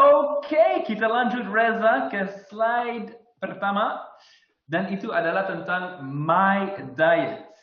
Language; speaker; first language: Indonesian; non-native, fluent; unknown